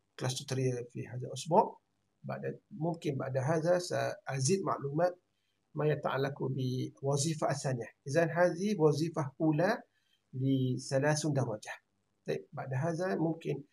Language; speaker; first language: Arabic; non-native, fluent; Malay